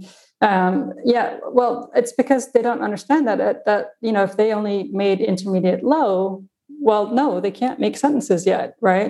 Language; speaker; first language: English; non-native, local second language; Afrikaans